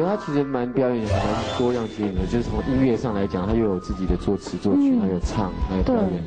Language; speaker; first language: Chinese; native; Chinese